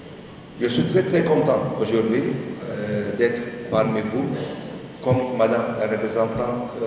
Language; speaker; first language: French; non-native, fluent; Turkish